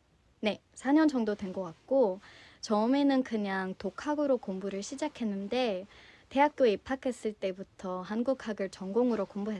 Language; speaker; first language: Korean; non-native, fluent; English